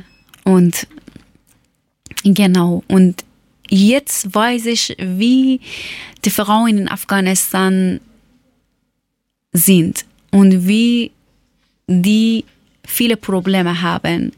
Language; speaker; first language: German; non-native, learner; Persian